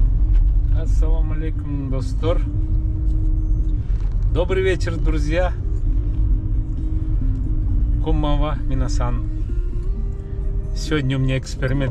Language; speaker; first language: Russian; non-native, local second language; Kyrgyz